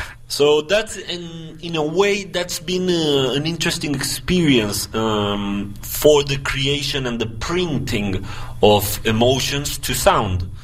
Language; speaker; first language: English; non-native, fluent; Spanish